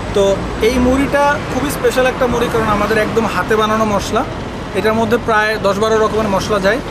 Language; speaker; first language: Bangla; native; Bangla